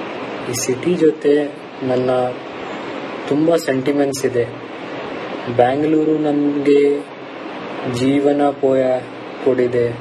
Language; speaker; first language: Kannada; non-native, learner; Hindi